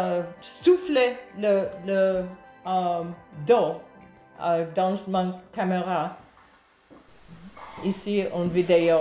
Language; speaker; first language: French; non-native, learner; English